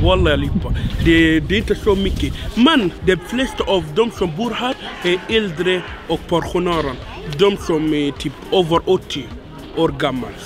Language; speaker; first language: Swedish; non-native, fluent; Arabic